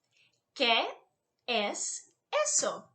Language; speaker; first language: Spanish; non-native, fluent; English